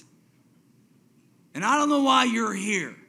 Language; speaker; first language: English; native; English